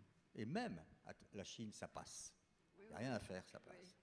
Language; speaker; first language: French; native; French